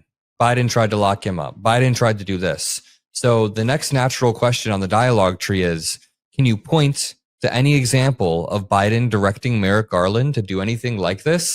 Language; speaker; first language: English; native; English